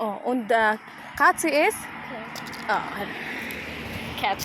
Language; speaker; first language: German; non-native, learner; Filipino